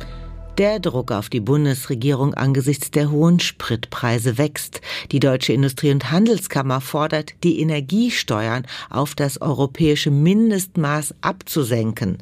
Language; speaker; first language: German; native; German